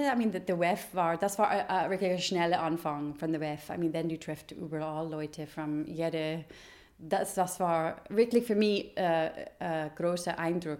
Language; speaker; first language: German; non-native, learner; English